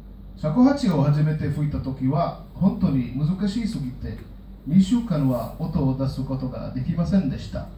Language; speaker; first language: Japanese; non-native, learner; Hebrew